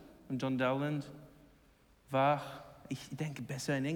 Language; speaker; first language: German; non-native, learner; English